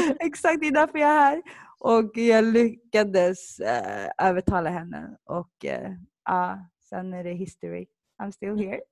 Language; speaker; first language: Swedish; early bilingual, other home language; Somali